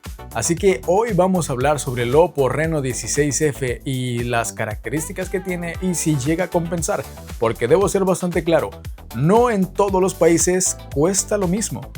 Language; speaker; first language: Spanish; native; Spanish